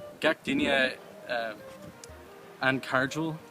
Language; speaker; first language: Irish; non-native, learner; English